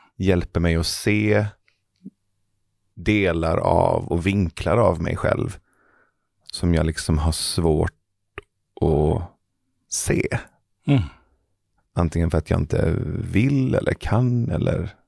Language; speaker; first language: Swedish; early bilingual, other home language; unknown